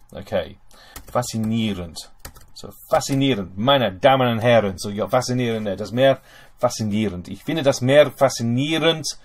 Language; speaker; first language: German; non-native, fluent; English